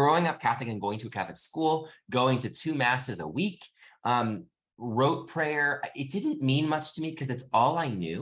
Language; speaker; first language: English; native; English